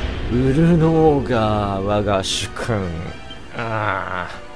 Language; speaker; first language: Japanese; native; Japanese